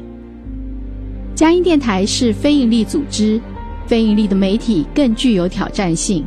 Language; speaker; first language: Chinese; native; Chinese